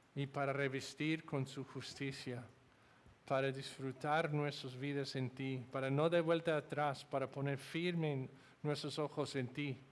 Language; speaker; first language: Spanish; non-native, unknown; English